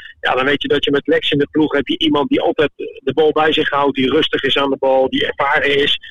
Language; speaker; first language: Dutch; native; Dutch